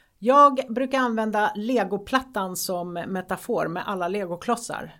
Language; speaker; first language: Swedish; early bilingual, other home language; Greek